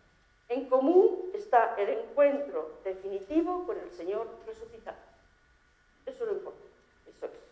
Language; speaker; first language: Spanish; native; Spanish